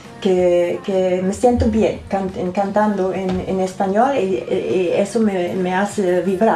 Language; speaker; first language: Spanish; non-native, learner; German